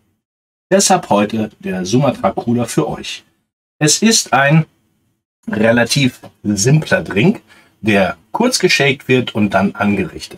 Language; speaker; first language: German; native; German